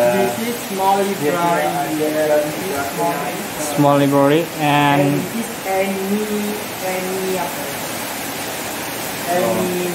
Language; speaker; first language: English; non-native, learner; Indonesian